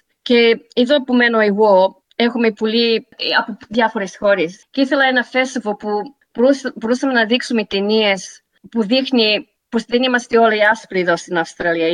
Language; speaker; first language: Greek; early bilingual, heritage; Greek